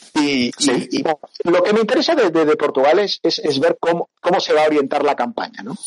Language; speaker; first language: Spanish; early bilingual, other home language; Portuguese